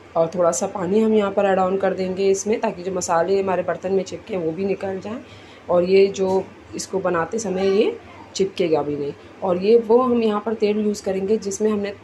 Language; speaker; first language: Hindi; native; Hindi